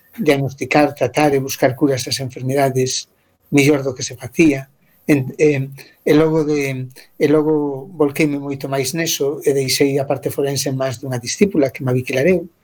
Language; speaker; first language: Galician; native; Galician